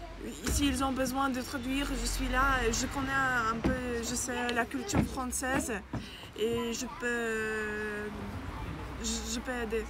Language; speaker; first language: French; non-native, learner; Ukrainian